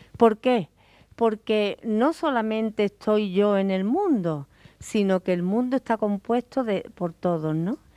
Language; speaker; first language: Spanish; native; Spanish